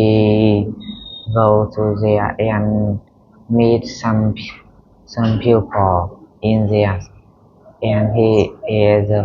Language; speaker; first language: English; non-native, learner; Vietnamese